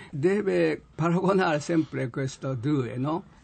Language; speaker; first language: Italian; non-native, learner; Japanese